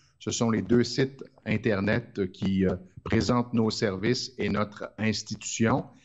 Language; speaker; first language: French; native; French